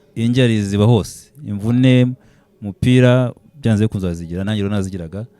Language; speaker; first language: Kinyarwanda; early bilingual, heritage; Kinyarwanda